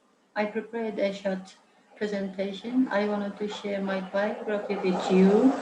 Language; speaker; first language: English; non-native, learner; Mongolian